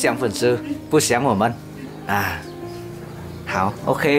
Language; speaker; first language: Chinese; non-native, fluent; Vietnamese